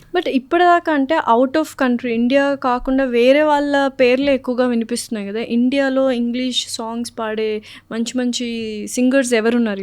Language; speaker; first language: Telugu; native; Telugu